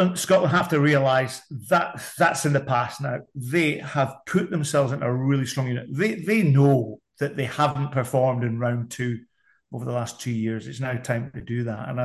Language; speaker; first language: English; native; English